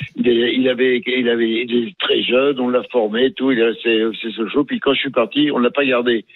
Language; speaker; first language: French; native; French